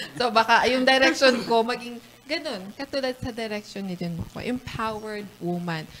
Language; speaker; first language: Filipino; non-native, local second language; Cebuano